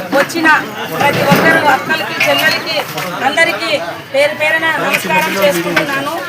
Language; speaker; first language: Telugu; native; Telugu